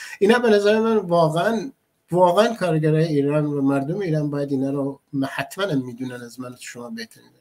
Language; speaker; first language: Persian; native; Persian